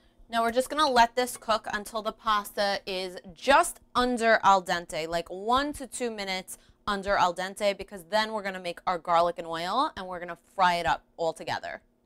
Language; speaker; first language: English; early bilingual, other home language; Italian